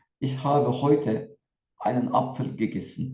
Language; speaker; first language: German; non-native, fluent; Turkish